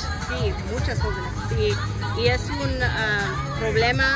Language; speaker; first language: Spanish; non-native, learner; English